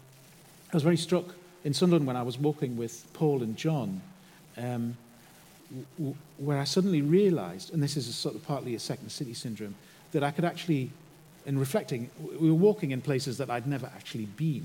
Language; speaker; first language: English; native; English